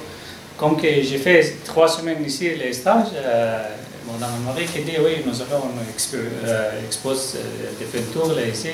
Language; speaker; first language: French; non-native, learner; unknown